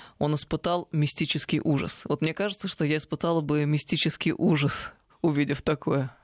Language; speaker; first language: Russian; native; Russian